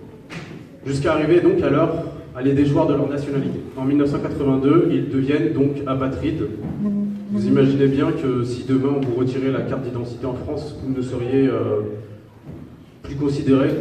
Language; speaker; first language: French; native; French